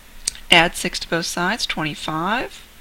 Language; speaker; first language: English; native; English